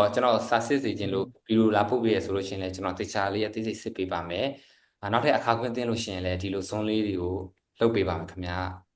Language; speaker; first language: Burmese; native; Burmese